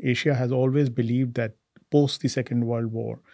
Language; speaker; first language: English; non-native, local second language; Hindi